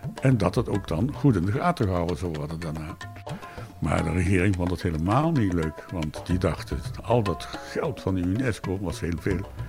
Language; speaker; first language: Dutch; native; Dutch